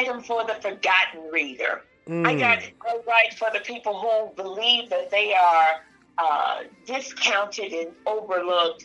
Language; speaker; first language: English; native; English